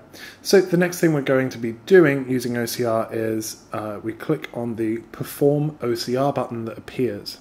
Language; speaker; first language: English; native; English